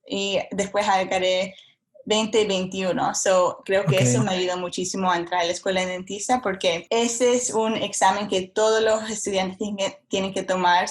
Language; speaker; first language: Spanish; early bilingual, heritage; Spanish